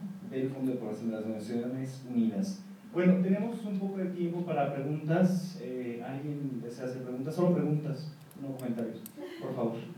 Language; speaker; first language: Spanish; native; Spanish